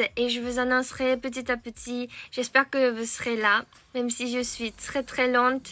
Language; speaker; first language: French; non-native, fluent; Japanese